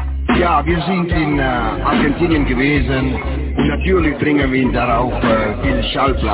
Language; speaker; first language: German; non-native, learner; Dutch